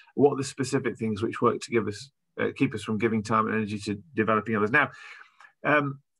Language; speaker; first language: English; native; English